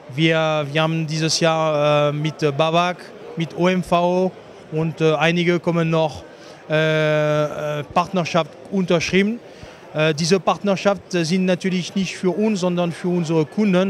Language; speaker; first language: German; non-native, fluent; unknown